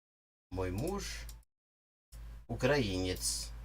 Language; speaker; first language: Russian; non-native, learner; English